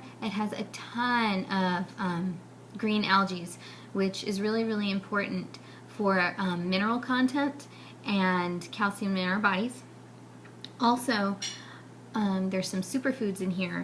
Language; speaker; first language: English; native; English